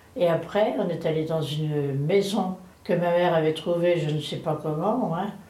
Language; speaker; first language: French; native; French